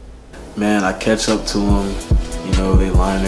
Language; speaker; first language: English; native; English